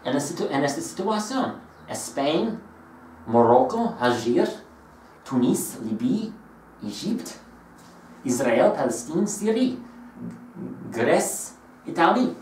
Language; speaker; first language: French; non-native, learner; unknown